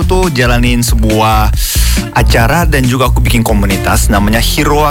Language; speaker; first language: Indonesian; non-native, fluent; Japanese